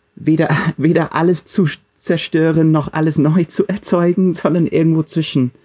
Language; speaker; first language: German; non-native, fluent; English